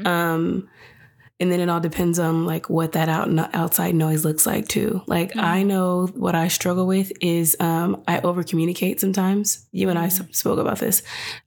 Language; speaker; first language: English; native; English